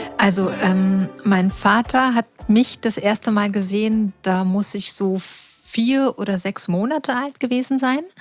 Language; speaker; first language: German; native; German